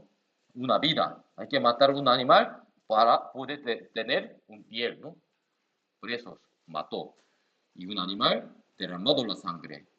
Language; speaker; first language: Spanish; non-native, learner; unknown